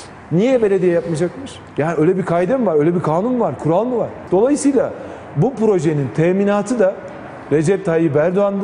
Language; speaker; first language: Turkish; native; Turkish